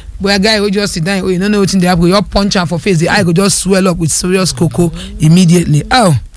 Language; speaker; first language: Nigerian Pidgin; non-native, local second language; Yoruba